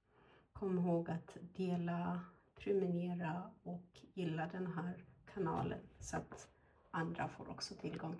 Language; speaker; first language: Swedish; non-native, fluent; Amharic